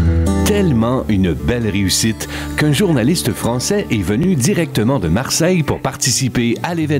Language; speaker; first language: French; native; French